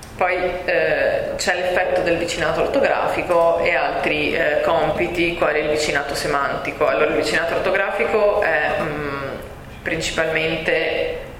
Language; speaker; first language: Italian; native; Italian